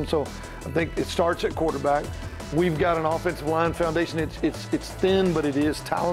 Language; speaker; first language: English; native; English